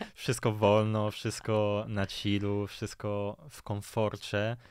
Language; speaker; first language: Polish; non-native, fluent; Italian